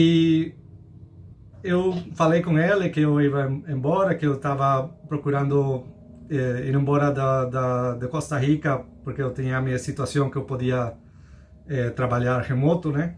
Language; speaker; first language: Portuguese; non-native, fluent; Spanish